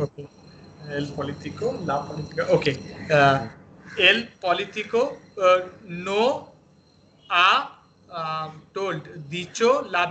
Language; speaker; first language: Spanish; non-native, learner; Hindi